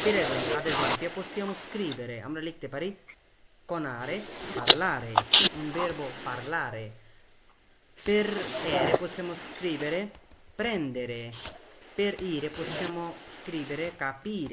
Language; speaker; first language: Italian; non-native, fluent; Bangla